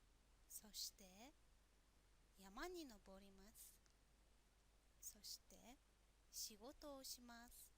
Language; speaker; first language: Japanese; non-native, fluent; Mongolian